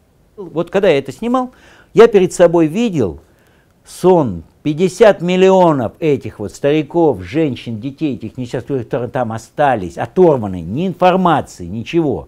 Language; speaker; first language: Russian; native; Russian